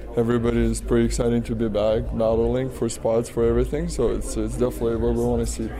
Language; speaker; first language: English; non-native, fluent; Russian